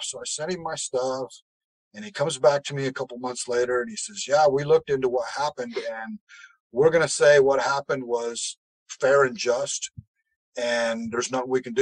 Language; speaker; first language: English; native; English